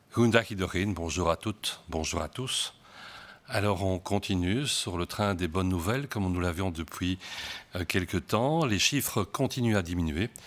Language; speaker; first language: French; native; French